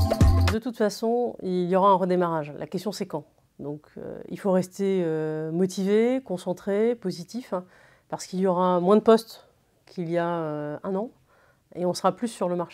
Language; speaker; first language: French; native; French